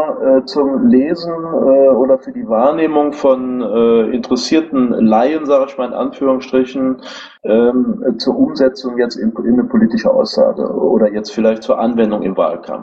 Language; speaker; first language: German; native; German